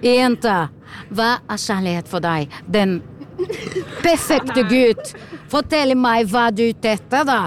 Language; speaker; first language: Norwegian; non-native, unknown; Portuguese